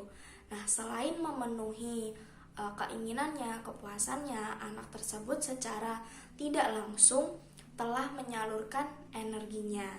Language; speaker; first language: Indonesian; native; Indonesian